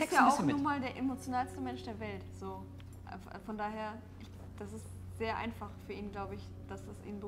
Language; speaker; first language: German; native; German